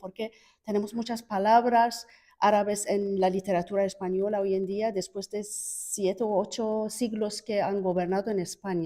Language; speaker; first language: Spanish; non-native, fluent; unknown